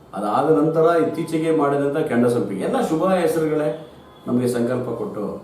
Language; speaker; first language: Kannada; native; Kannada